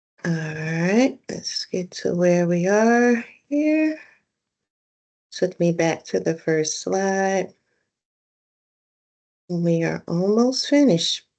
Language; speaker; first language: English; native; English